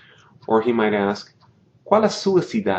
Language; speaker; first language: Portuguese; non-native, fluent; English